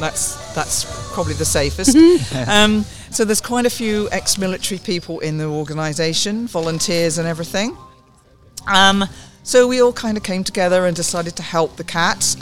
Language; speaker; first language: English; native; English